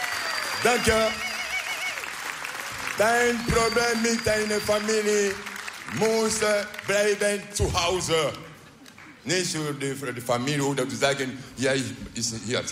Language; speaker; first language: Dutch; non-native, learner; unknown